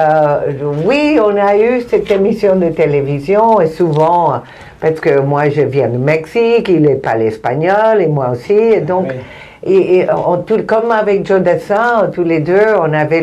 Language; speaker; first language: French; non-native, fluent; Spanish